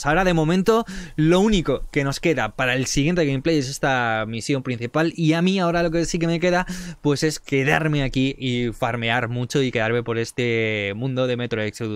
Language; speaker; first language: Spanish; native; Spanish